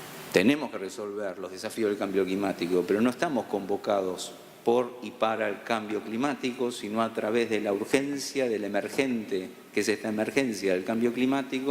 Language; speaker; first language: Spanish; native; Spanish